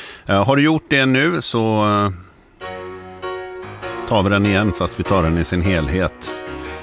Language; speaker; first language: Swedish; native; Swedish